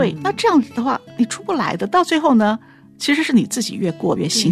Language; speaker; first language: Chinese; native; Chinese